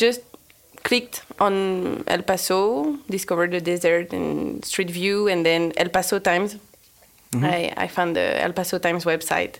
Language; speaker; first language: English; non-native, fluent; French